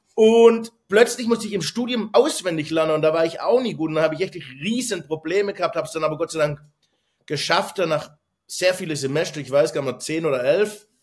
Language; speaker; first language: German; native; German